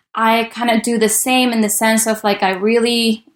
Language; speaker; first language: English; early bilingual, other home language; Spanish